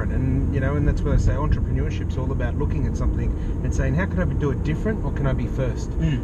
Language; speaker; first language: English; native; English